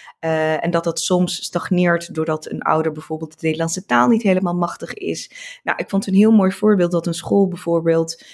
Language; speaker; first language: Dutch; early bilingual, other home language; Tigrinya